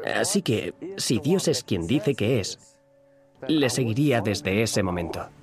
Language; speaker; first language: Spanish; non-native, fluent; German